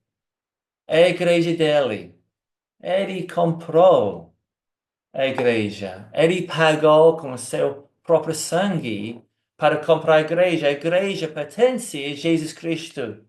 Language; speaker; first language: Portuguese; non-native, fluent; English